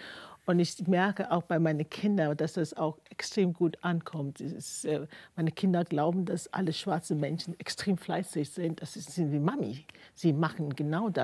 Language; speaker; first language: German; non-native, fluent; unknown